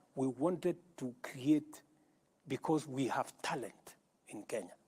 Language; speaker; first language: English; non-native, local second language; Kalenjin